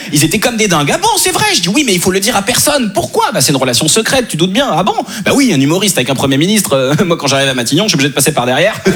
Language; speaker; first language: French; native; French